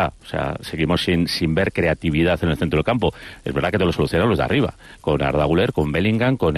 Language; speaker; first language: Spanish; native; Spanish